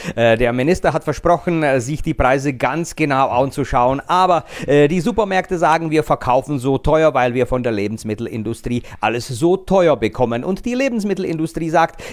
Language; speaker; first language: German; non-native, fluent; Czech